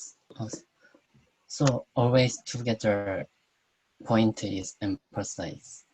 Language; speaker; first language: English; non-native, learner; Korean